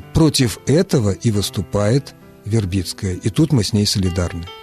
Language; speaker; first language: Russian; native; Russian